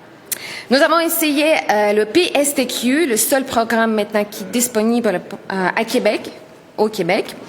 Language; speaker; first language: French; non-native, learner; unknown